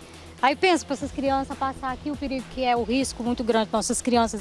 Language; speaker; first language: Portuguese; native; Portuguese